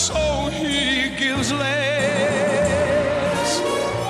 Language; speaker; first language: English; native; English